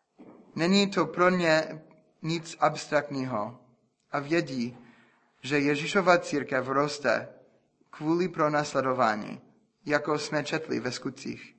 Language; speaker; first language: Czech; non-native, fluent; English